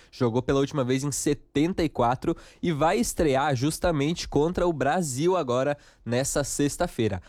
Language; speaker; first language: Portuguese; native; Portuguese